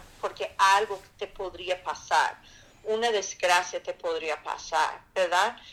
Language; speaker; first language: Spanish; non-native, fluent; English